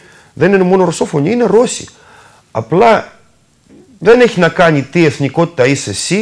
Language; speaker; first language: Greek; non-native, fluent; Russian